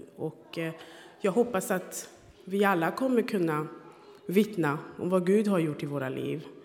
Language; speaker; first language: Swedish; non-native, fluent; Rundi